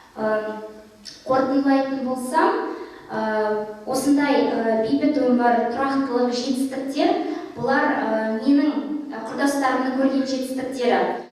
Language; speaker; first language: Kazakh; native; Kazakh